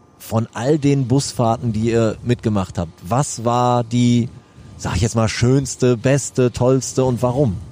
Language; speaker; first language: German; native; German